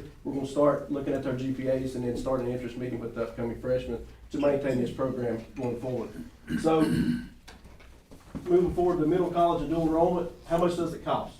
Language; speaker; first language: English; native; English